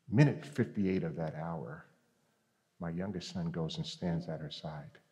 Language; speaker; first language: English; native; English